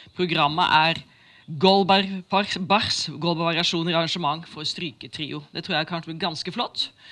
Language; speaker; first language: Norwegian; native; Norwegian